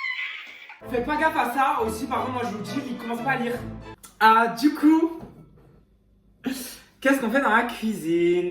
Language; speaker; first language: French; native; French